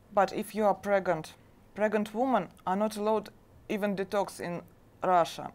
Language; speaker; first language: English; non-native, learner; Russian